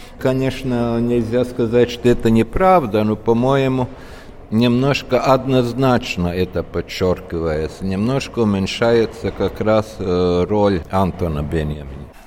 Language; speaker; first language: Russian; non-native, local second language; Latvian